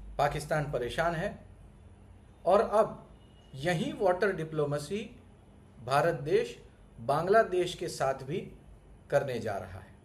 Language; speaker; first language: Hindi; non-native, local second language; Gujarati